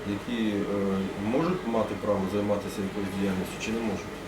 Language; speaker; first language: Ukrainian; native; Ukrainian